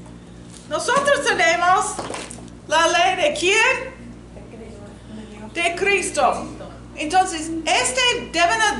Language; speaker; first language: Spanish; non-native, learner; English